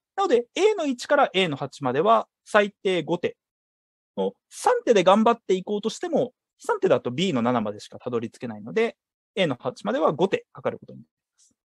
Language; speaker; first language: Japanese; native; Japanese